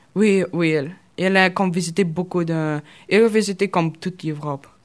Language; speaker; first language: French; non-native, learner; Russian